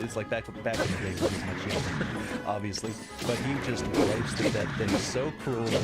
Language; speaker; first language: English; native; English